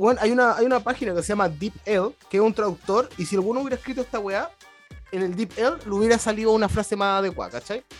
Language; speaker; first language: Spanish; native; Spanish